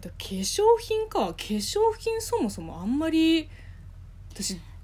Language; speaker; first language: Japanese; non-native, fluent; Chinese